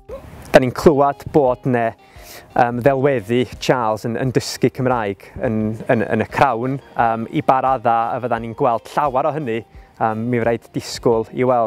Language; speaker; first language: Welsh; native; Welsh